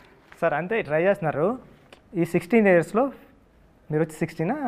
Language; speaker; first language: Telugu; native; Telugu